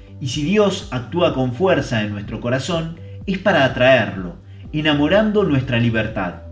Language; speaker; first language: Spanish; native; Spanish